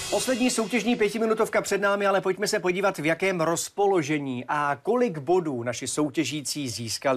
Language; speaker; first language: Czech; native; Czech